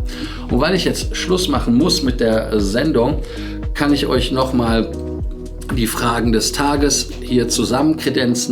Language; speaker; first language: German; native; German